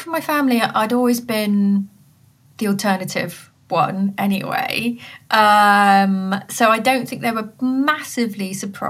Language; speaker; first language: English; native; English